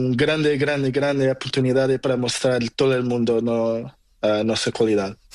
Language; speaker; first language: Spanish; non-native, learner; Portuguese